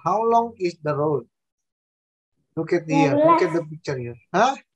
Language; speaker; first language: English; non-native, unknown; Indonesian